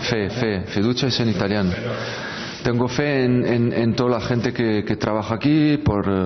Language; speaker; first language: Spanish; non-native, fluent; French